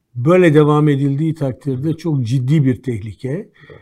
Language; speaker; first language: Turkish; native; Turkish